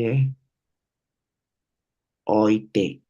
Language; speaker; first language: German; non-native, learner; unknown